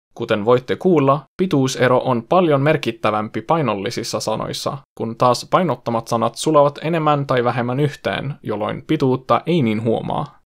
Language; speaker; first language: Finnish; non-native, fluent; Swedish